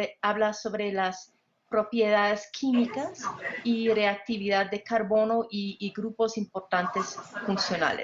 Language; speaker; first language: Spanish; non-native, fluent; English